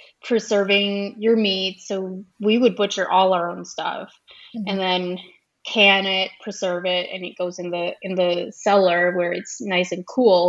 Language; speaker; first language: English; early bilingual, other home language; Pennsylvania German